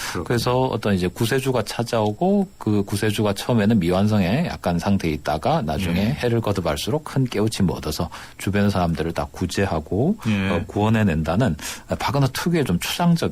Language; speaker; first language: Korean; native; Korean